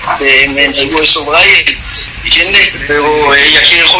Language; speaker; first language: Spanish; non-native, learner; Hebrew